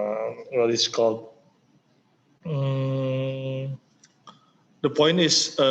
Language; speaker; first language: English; non-native, learner; Indonesian